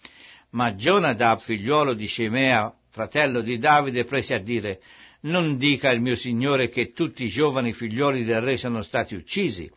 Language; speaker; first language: Italian; native; Italian